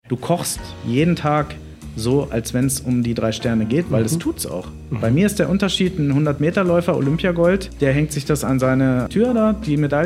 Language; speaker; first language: German; native; German